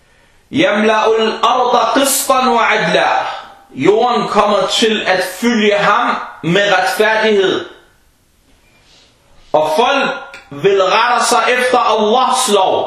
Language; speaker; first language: Danish; early bilingual, other home language; Arabic